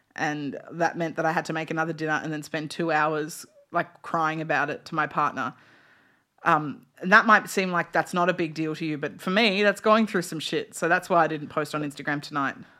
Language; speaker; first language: English; native; English